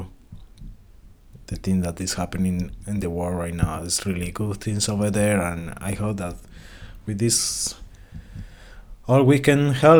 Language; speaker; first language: English; non-native, learner; Spanish